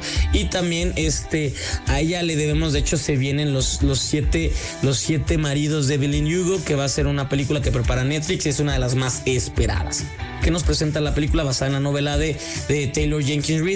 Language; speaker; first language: Spanish; native; Spanish